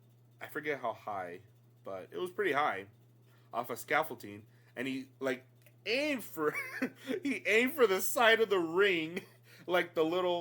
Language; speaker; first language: English; native; English